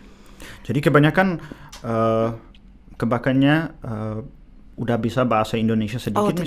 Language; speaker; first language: Indonesian; non-native, fluent; Czech